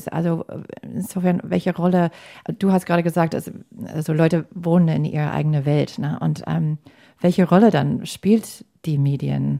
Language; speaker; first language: German; non-native, fluent; English